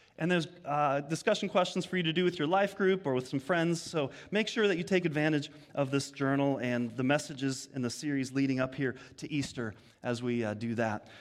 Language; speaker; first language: English; native; English